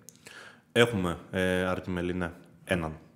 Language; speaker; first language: Greek; native; Greek